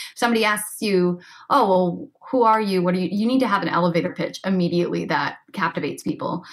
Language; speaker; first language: English; native; English